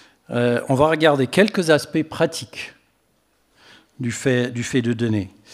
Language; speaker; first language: French; non-native, fluent; English